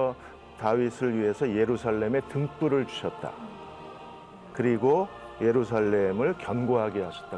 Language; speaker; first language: Korean; native; Korean